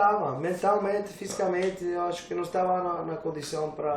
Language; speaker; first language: Portuguese; non-native, learner; English